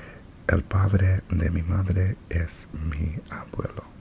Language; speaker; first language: Spanish; non-native, learner; English